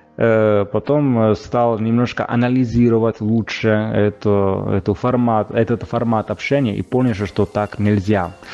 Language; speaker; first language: Russian; non-native, fluent; Italian